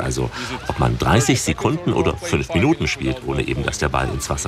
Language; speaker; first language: German; native; German